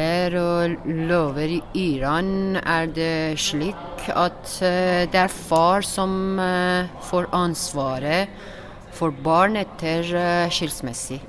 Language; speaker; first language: Norwegian; non-native, learner; Persian